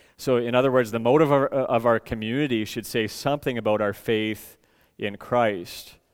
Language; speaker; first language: English; native; English